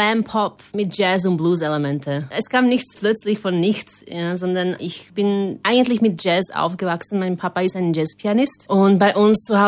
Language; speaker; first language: German; non-native, fluent; Slovak